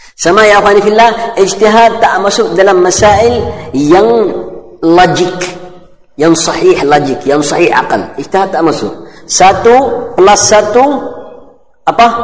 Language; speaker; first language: Malay; non-native, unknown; Arabic